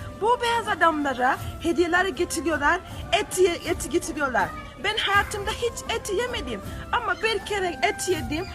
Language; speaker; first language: Turkish; non-native, learner; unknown